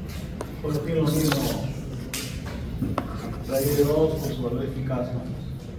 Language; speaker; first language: Spanish; native; Spanish